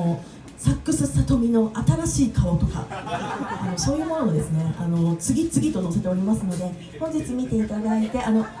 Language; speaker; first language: Japanese; native; Japanese